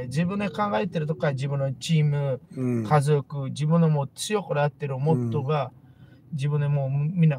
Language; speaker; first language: Japanese; non-native, learner; Portuguese